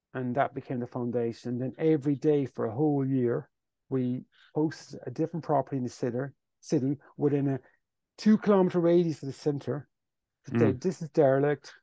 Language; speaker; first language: English; native; English